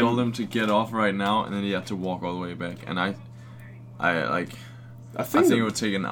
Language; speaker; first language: English; non-native, fluent; Danish